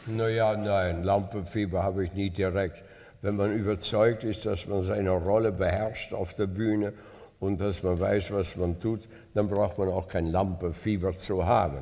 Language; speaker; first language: German; non-native, fluent; Dutch